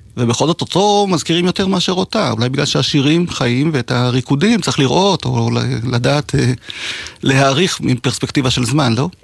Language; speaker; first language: Hebrew; native; Hebrew